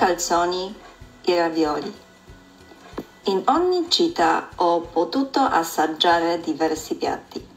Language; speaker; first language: Italian; non-native, fluent; Polish